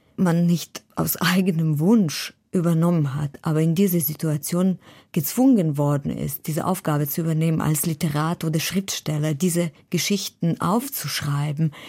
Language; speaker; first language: German; non-native, fluent; Ukrainian